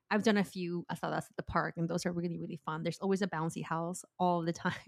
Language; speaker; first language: English; early bilingual, other home language; Spanish